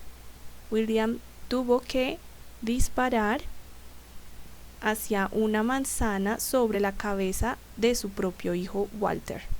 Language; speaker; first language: Spanish; native; Spanish